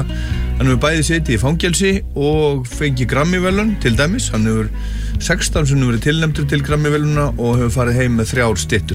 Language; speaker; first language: Icelandic; native; Icelandic